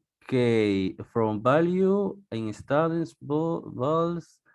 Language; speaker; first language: English; non-native, learner; Spanish